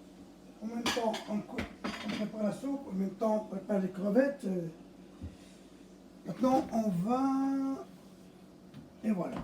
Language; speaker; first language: French; non-native, fluent; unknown